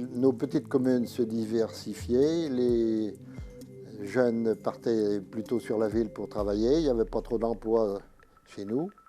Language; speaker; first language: French; native; French